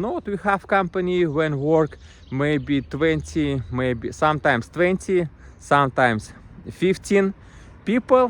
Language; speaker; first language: English; non-native, learner; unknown